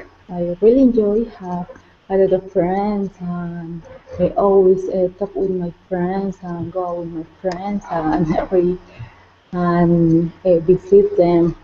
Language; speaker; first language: English; non-native, learner; Spanish